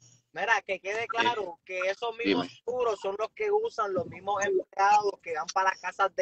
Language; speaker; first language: Spanish; native; Spanish